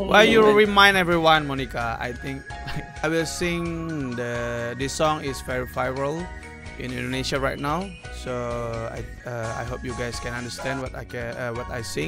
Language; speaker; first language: English; non-native, learner; Indonesian